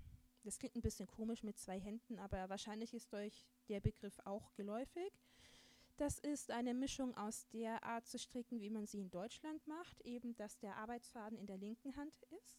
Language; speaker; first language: German; native; German